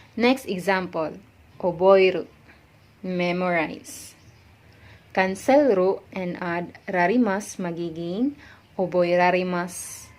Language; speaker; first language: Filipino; native; Filipino